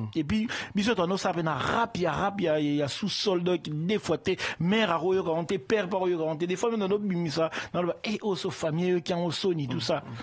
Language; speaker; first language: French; early bilingual, other home language; Lingala